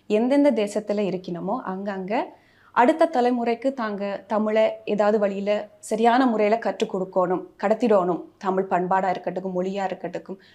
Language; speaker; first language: Tamil; early bilingual, heritage; Tamil